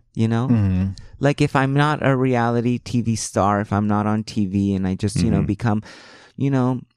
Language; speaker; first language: English; early bilingual, other home language; Spanish